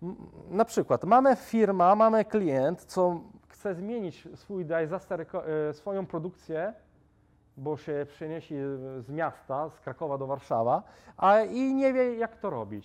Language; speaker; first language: Polish; non-native, fluent; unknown